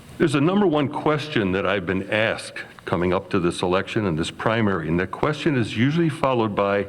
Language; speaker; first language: English; native; English